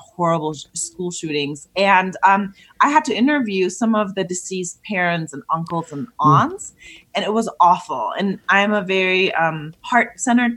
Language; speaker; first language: English; non-native, fluent; German